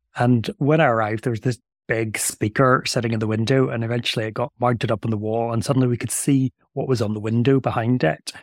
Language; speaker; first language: English; native; English